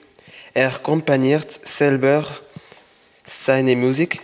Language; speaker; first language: German; non-native, learner; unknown